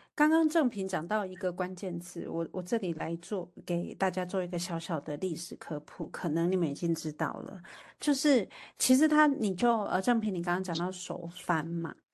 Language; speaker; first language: Chinese; native; Chinese